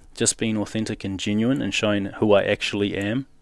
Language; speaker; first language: English; native; English